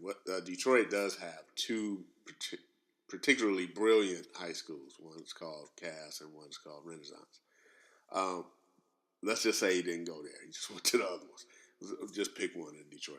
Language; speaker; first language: English; native; English